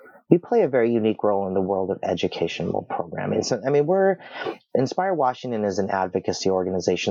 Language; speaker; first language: English; native; English